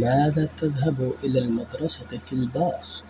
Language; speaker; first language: Arabic; non-native, fluent; Urdu